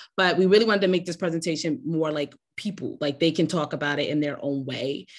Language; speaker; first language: English; native; English